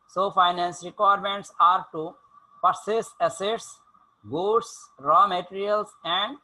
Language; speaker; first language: English; non-native, local second language; Bangla